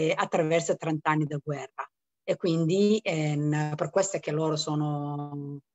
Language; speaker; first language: Italian; non-native, fluent; Somali